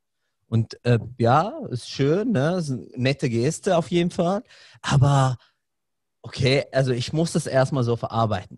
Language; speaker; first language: German; non-native, fluent; Arabic